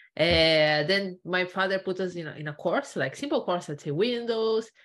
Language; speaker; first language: English; non-native, fluent; Portuguese